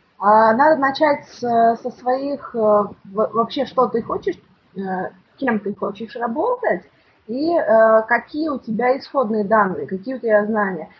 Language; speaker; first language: Russian; native; Russian